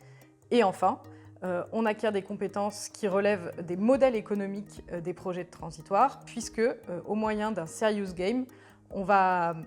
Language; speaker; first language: French; native; French